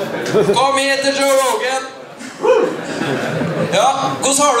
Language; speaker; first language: Norwegian; native; Norwegian